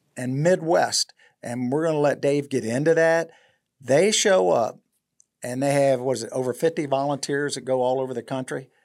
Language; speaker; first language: English; native; English